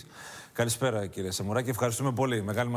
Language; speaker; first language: Greek; native; Greek